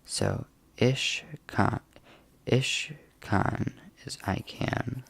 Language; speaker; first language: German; non-native, learner; English